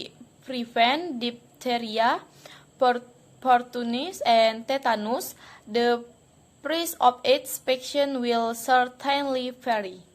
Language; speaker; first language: English; non-native, learner; Indonesian